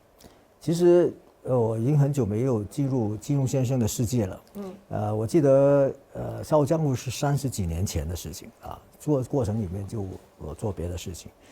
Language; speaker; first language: Chinese; non-native, fluent; Cantonese